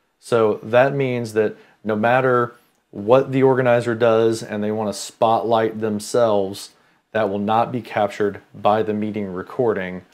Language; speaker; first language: English; native; English